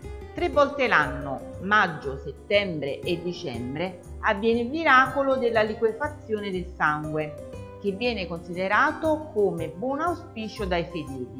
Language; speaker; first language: Italian; native; Italian